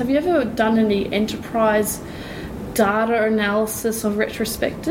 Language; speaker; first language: English; native; English